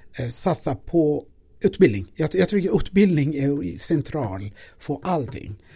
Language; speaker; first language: Swedish; non-native, fluent; Amharic